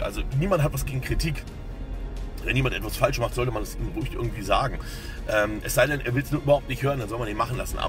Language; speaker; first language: German; native; German